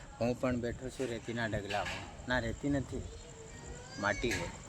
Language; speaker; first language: Gujarati; non-native, local second language; Bhili